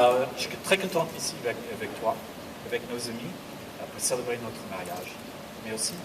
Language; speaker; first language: French; non-native, learner; English